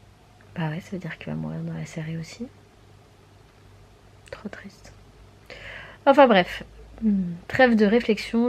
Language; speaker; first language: French; native; French